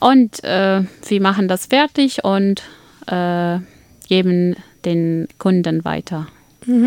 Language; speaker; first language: German; non-native, fluent; Arabic